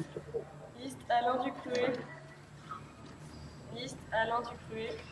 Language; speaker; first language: French; native; French